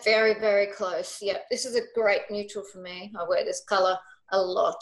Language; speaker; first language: English; native; English